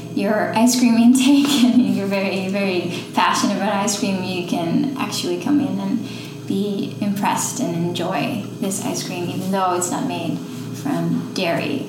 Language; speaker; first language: English; non-native, fluent; Dutch